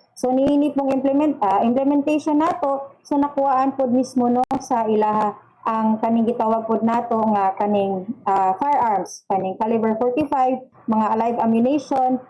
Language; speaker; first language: Cebuano; native; Cebuano